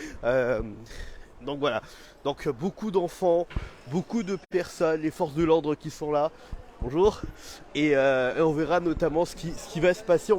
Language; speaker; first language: French; native; French